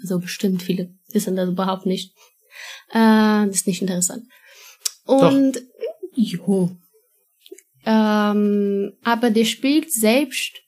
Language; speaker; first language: German; non-native, learner; Portuguese